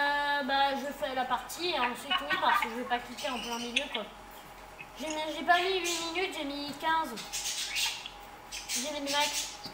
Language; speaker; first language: French; native; French